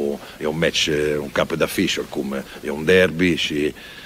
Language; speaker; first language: Romanian; non-native, fluent; Italian